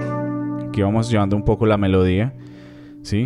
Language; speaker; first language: Spanish; native; Spanish